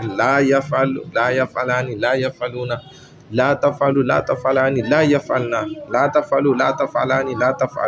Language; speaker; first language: Arabic; non-native, fluent; Urdu